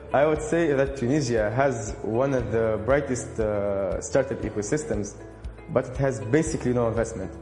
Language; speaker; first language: English; non-native, fluent; Arabic